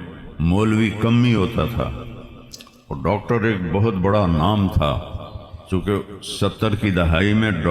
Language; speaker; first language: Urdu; non-native, local second language; Punjabi